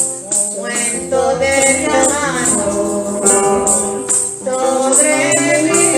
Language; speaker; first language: Spanish; native; Spanish